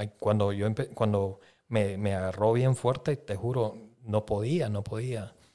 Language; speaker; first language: Spanish; early bilingual, heritage; Spanish